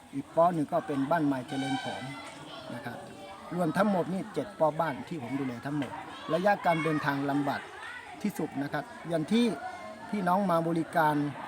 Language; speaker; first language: Thai; non-native, local second language; S'gaw Karen